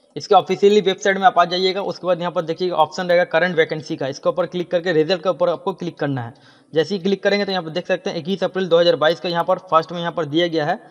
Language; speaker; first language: Hindi; non-native, local second language; Bangla